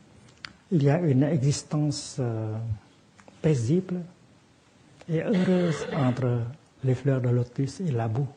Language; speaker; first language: French; non-native, fluent; Vietnamese